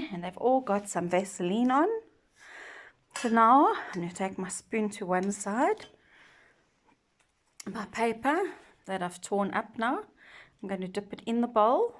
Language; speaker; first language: English; native; English